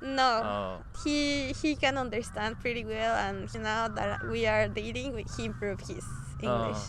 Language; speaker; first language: English; non-native, fluent; Spanish